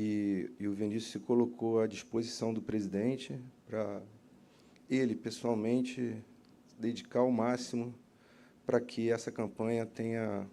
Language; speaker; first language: Portuguese; native; Portuguese